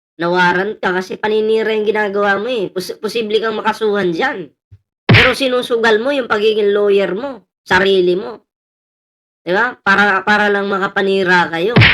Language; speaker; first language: Filipino; native; Filipino